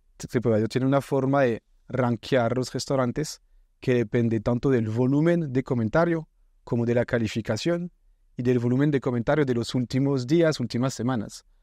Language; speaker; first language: Spanish; non-native, fluent; French